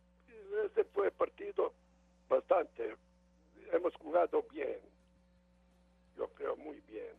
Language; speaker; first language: Spanish; non-native, learner; Serbian